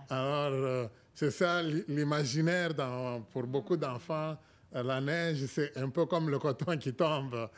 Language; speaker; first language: French; non-native, local second language; Swahili